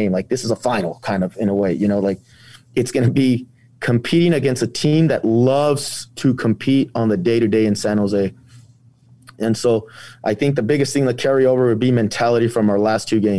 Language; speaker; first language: English; native; English